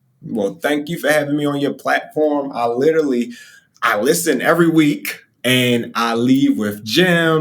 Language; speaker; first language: English; native; English